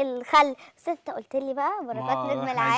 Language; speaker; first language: Arabic; native; Arabic